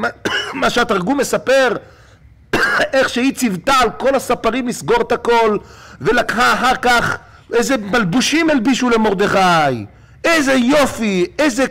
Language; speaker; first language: Hebrew; native; Hebrew